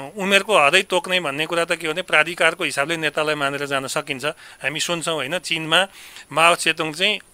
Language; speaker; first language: Nepali; native; Nepali